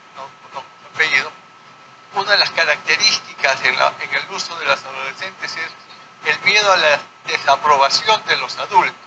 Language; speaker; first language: Spanish; native; Spanish